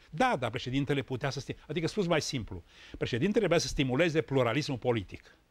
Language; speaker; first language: Romanian; native; Romanian